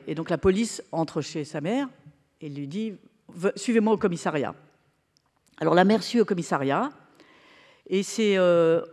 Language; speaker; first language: French; native; French